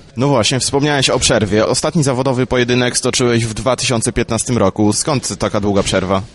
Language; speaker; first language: Polish; native; Polish